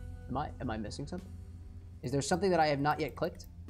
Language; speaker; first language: English; native; English